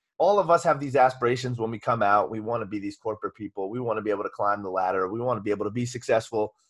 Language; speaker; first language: English; native; English